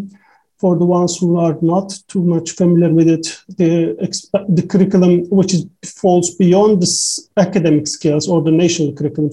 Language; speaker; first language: English; non-native, fluent; Turkish